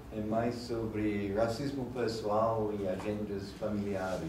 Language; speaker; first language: Portuguese; non-native, fluent; English